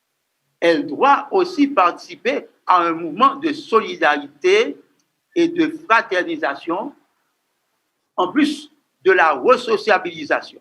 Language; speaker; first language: French; non-native, local second language; Haitian Creole